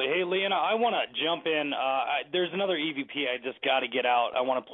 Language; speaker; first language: English; native; English